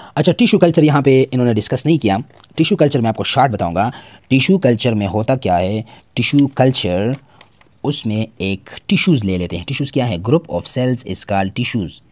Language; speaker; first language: Urdu; non-native, local second language; Pashto